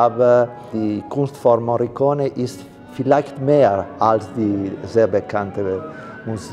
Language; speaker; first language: German; non-native, learner; Italian